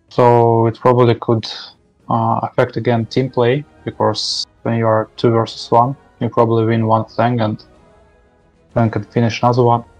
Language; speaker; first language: English; non-native, learner; Russian